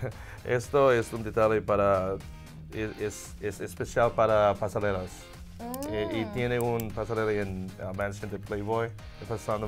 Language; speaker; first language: Spanish; non-native, learner; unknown